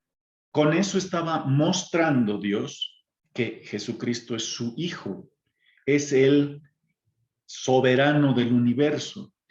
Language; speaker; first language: Spanish; native; Spanish